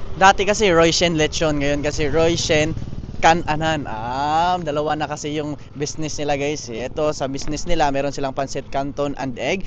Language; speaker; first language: Filipino; non-native, local second language; Cebuano